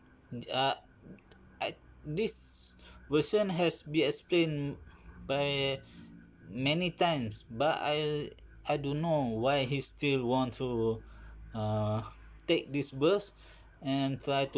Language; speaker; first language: English; non-native, learner; Malay